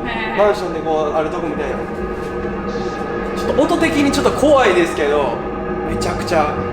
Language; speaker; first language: Japanese; native; Japanese